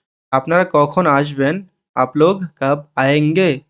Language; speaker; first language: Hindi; non-native, learner; Bangla